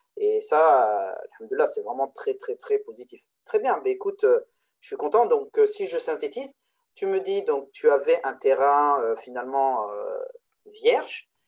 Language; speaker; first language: French; non-native, local second language; Arabic